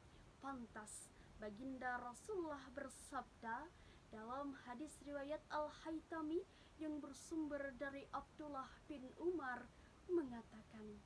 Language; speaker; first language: Indonesian; native; Indonesian